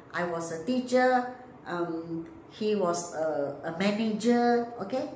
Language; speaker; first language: English; non-native, local second language; Malay